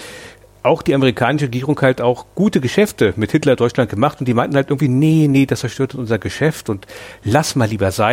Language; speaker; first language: German; native; German